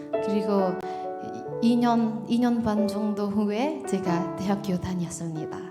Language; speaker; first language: Korean; non-native, learner; Indonesian